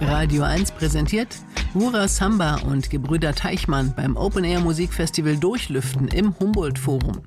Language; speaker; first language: German; native; German